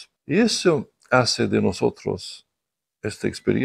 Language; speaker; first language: Spanish; non-native, fluent; English